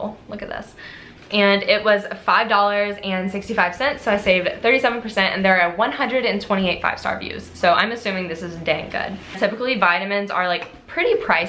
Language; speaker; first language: English; native; English